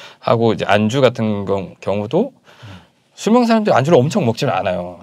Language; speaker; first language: Korean; native; Korean